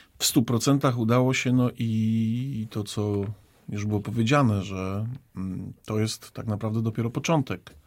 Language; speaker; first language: Polish; native; Polish